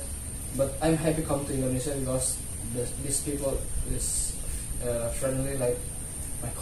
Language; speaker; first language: English; non-native, learner; Indonesian